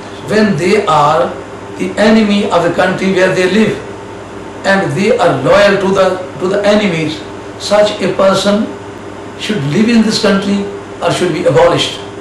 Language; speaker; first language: English; non-native, local second language; Urdu